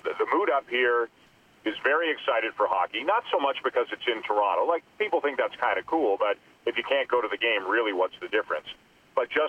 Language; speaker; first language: English; native; English